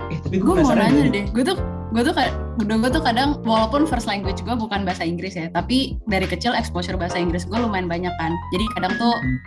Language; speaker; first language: Indonesian; non-native, local second language; Chinese